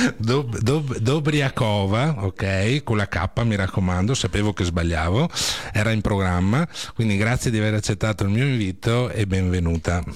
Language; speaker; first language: Italian; native; Italian